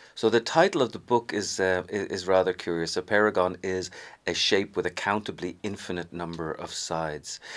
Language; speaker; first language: English; native; English